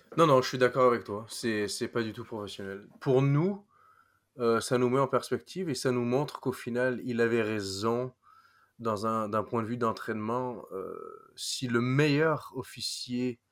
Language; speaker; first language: French; non-native, fluent; English